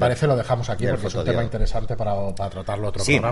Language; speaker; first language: Spanish; native; Spanish